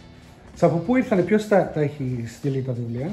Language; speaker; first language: Greek; early bilingual, heritage; Greek